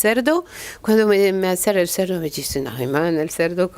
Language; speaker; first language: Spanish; non-native, learner; French